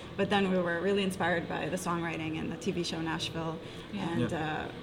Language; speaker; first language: English; non-native, fluent; Hebrew